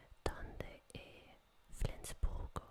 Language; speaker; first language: Spanish; non-native, learner; German